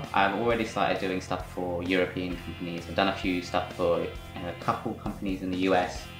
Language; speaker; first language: English; native; English